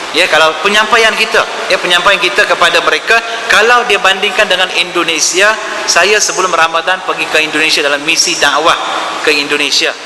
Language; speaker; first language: Malay; non-native, local second language; Tamil